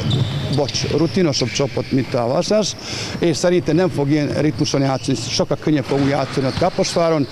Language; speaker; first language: Hungarian; non-native, learner; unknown